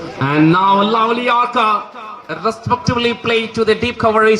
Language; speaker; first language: English; non-native, local second language; Malayalam